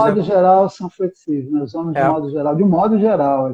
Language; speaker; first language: Portuguese; native; Portuguese